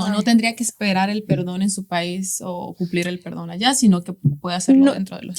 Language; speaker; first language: Spanish; native; Spanish